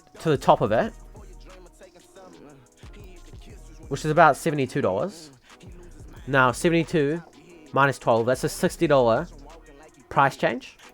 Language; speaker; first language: English; native; English